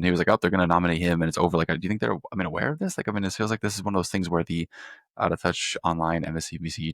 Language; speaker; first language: English; native; English